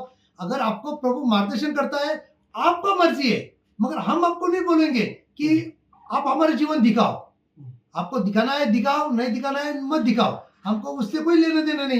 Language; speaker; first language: Hindi; non-native, local second language; Marathi